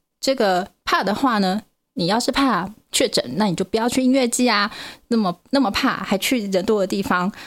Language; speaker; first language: Chinese; native; Chinese